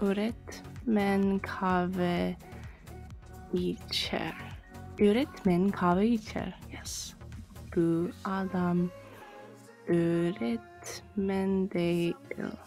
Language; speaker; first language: Turkish; non-native, learner; English